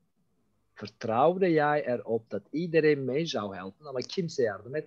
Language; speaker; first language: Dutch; non-native, fluent; Turkish